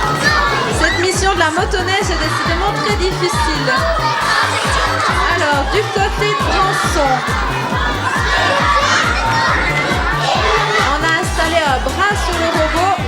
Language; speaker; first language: French; native; French